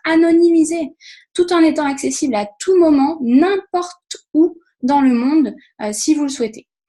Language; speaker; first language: French; native; French